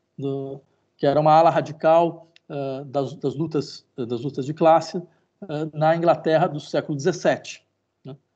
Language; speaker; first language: Portuguese; native; Portuguese